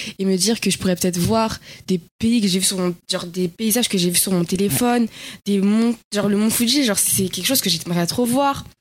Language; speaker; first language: French; native; French